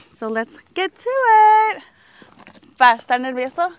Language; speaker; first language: Spanish; early bilingual, heritage; Spanish